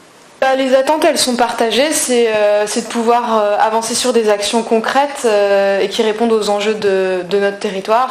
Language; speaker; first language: French; native; French